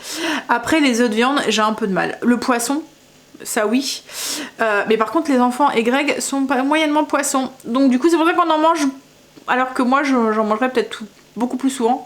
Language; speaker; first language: French; native; French